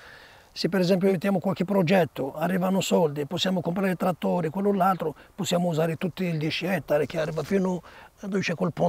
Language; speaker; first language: Italian; non-native, fluent; Arabic